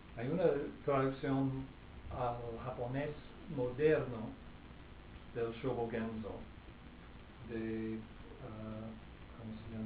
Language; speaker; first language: Spanish; non-native, fluent; English